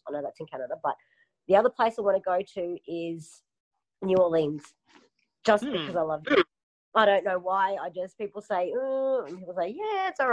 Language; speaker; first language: English; native; English